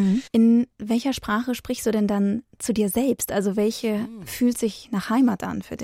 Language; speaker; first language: German; native; German